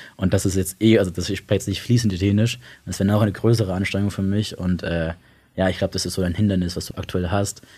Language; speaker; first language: German; early bilingual, other home language; Italian